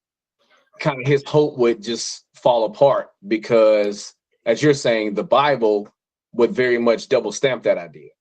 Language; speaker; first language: English; native; English